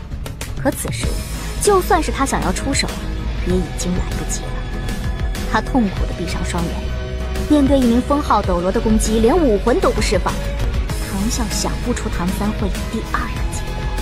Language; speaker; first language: Chinese; native; Chinese